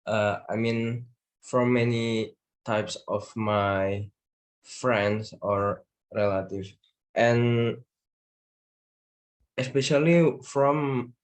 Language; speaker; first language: English; non-native, learner; Indonesian